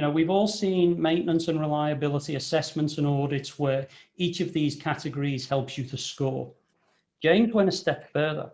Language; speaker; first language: English; native; English